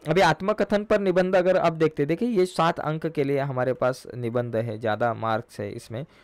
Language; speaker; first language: Hindi; non-native, local second language; Marathi